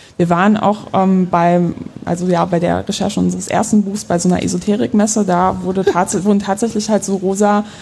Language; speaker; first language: German; early bilingual, other home language; Polish